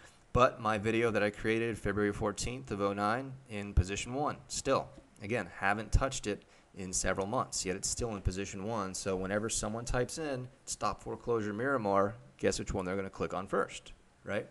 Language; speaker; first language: English; native; English